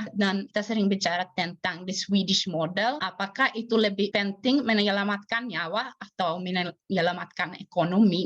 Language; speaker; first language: Indonesian; non-native, fluent; Swedish